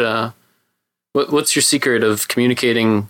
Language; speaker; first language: English; native; English